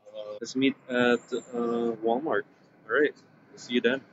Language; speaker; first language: English; native; English